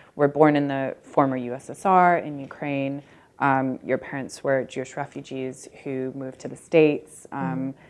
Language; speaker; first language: English; early bilingual, other home language; Russian